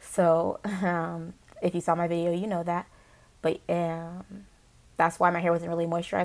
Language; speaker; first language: English; native; English